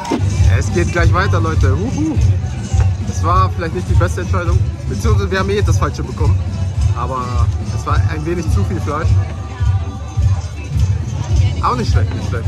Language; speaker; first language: German; early bilingual, other home language; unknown